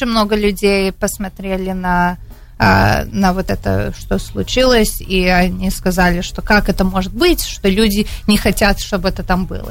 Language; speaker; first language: Russian; early bilingual, heritage; Russian